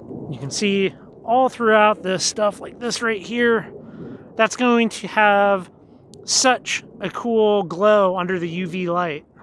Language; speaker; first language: English; native; English